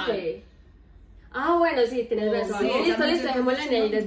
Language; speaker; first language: Spanish; native; Spanish